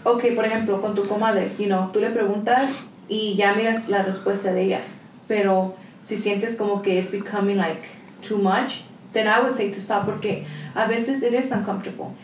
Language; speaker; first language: Spanish; early bilingual, heritage; Spanish